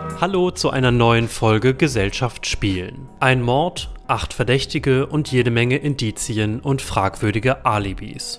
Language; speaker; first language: German; native; German